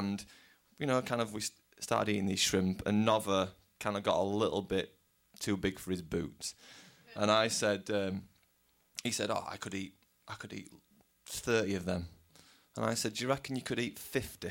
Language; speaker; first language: English; native; English